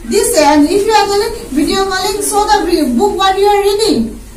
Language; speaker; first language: English; non-native, local second language; Assamese